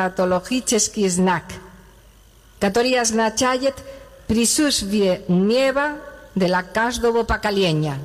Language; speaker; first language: Russian; non-native, learner; Spanish